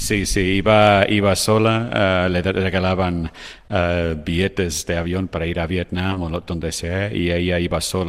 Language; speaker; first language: Spanish; non-native, fluent; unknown